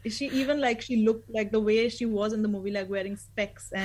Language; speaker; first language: English; non-native, local second language; Hindi